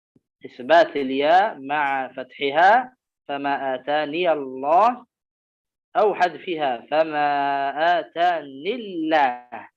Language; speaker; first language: Arabic; native; Arabic